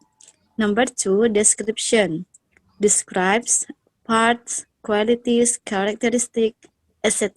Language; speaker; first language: English; non-native, learner; Indonesian